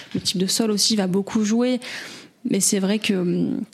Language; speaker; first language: French; native; French